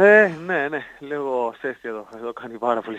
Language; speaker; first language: Greek; non-native, fluent; Spanish